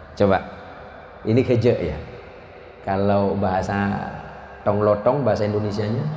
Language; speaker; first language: Indonesian; non-native, local second language; Madurese